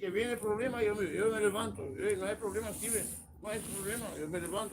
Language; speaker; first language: Spanish; non-native, learner; Romanian